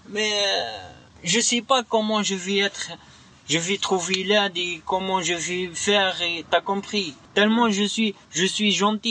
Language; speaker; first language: French; non-native, learner; Arabic